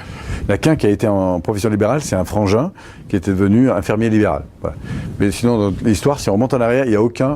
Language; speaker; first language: French; native; French